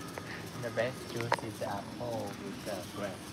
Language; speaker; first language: English; non-native, learner; Thai